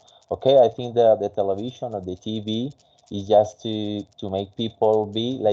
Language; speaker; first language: English; non-native, fluent; Spanish